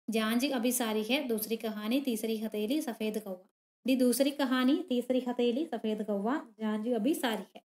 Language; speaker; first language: Hindi; non-native, local second language; Malayalam